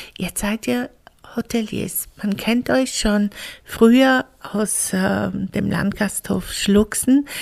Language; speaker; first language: German; native; German